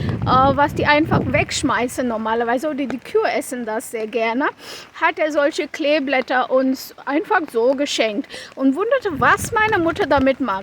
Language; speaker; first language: German; non-native, fluent; Konkani